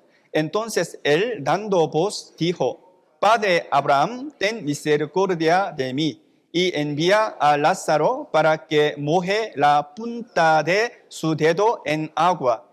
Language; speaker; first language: Spanish; non-native, fluent; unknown